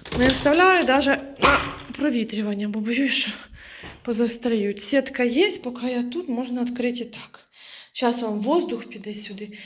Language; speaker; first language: Ukrainian; native; Ukrainian